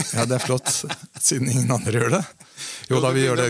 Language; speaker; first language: Norwegian; native; Norwegian